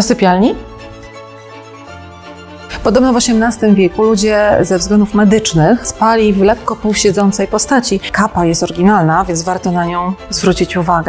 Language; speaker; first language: Polish; native; Polish